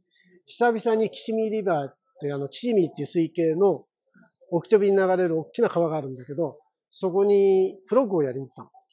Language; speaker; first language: Japanese; native; Japanese